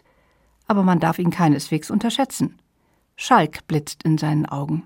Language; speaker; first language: German; native; German